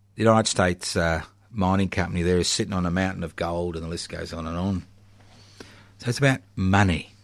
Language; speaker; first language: English; native; English